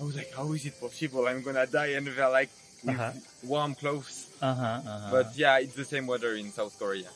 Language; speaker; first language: English; non-native, fluent; French